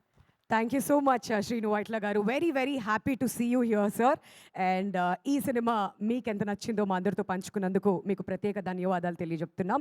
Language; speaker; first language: Telugu; native; Telugu